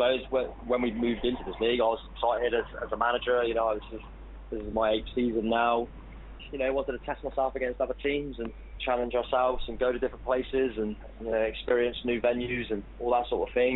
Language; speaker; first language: English; native; English